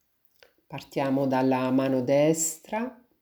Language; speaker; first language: Italian; native; Italian